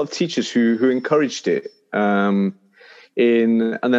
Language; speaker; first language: English; native; English